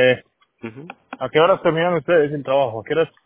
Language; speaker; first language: Spanish; native; Spanish